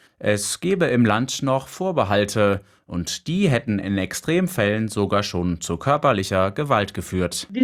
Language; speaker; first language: German; native; German